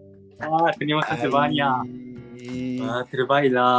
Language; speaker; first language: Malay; non-native, learner; Japanese